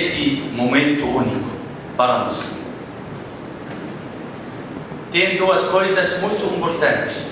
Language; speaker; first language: Portuguese; non-native, learner; Arabic